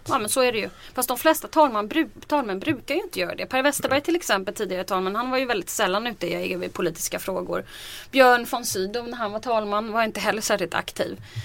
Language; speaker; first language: Swedish; native; Swedish